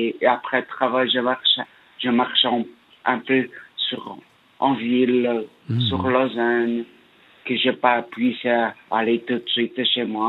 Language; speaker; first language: French; non-native, learner; Portuguese